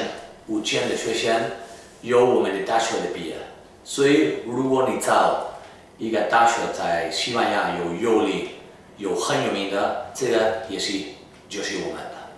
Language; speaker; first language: Chinese; non-native, fluent; Spanish